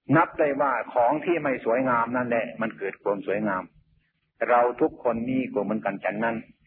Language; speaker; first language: Thai; native; Thai